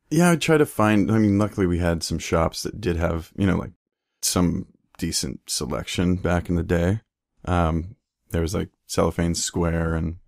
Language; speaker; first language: English; native; English